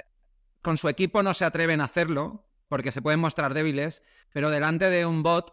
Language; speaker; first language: Spanish; native; Spanish